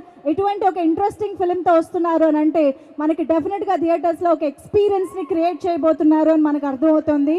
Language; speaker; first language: Telugu; native; Telugu